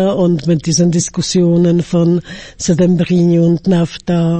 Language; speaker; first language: German; non-native, fluent; Polish